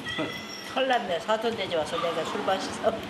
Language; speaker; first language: Korean; native; Korean